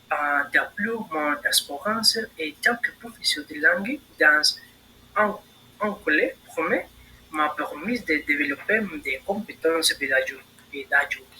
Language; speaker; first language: French; non-native, learner; Spanish